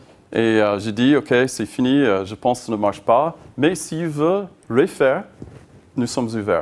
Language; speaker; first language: French; non-native, learner; English